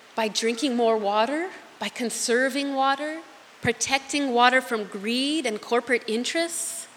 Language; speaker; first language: English; native; English